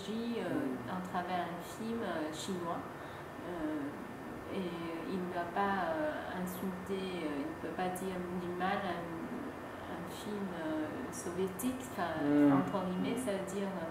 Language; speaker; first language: French; non-native, fluent; Vietnamese